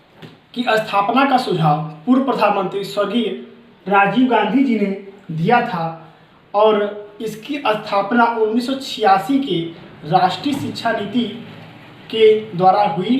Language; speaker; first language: Hindi; native; Hindi